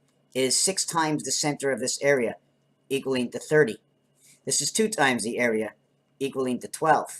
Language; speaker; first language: English; native; English